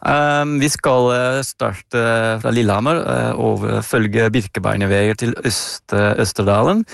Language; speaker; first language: Norwegian; non-native, fluent; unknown